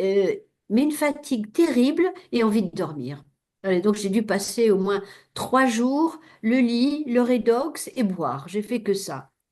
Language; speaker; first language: French; native; French